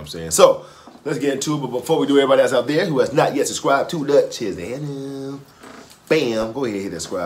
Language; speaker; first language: English; native; English